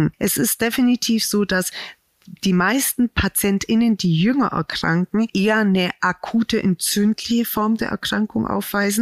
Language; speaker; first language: German; native; German